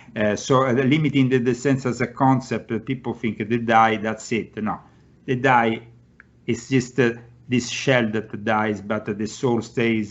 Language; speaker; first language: English; non-native, fluent; Italian